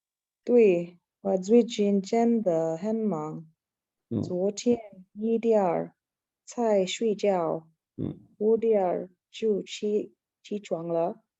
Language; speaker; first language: Chinese; non-native, learner; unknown